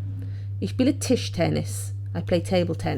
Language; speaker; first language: German; non-native, learner; English